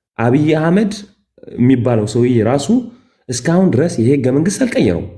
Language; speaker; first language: Amharic; non-native, local second language; Tigrinya